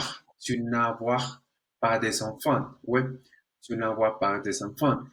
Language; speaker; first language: French; non-native, learner; Spanish